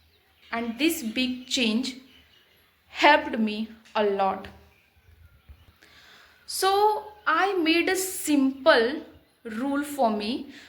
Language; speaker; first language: English; non-native, fluent; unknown